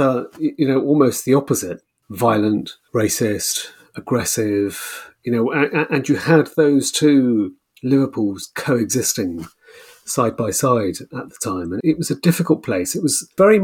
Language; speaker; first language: English; native; English